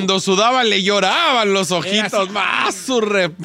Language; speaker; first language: Spanish; native; Spanish